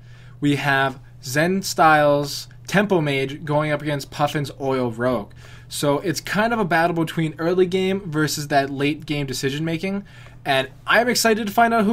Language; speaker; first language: English; native; English